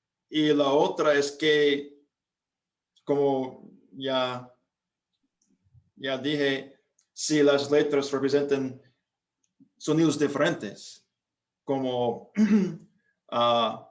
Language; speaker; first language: Spanish; non-native, fluent; English